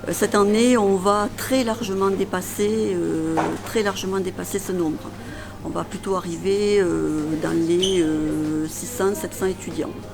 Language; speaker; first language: French; native; French